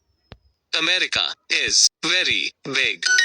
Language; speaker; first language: English; non-native, learner; Hindi